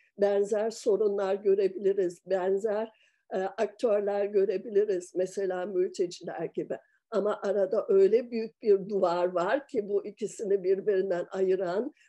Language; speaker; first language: Turkish; early bilingual, heritage; Turkish